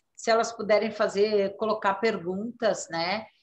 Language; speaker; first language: Portuguese; native; Portuguese